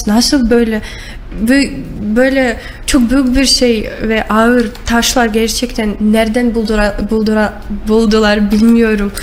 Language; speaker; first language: Turkish; non-native, learner; Russian